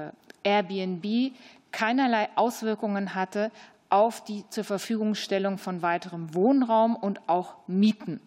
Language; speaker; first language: German; native; German